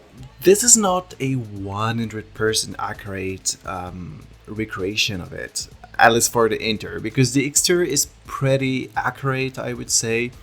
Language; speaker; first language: English; non-native, fluent; French